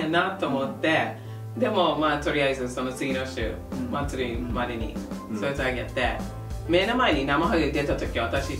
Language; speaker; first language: Japanese; non-native, fluent; English